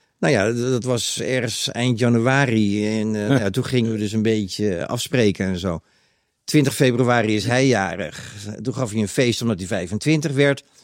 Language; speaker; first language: Dutch; native; Dutch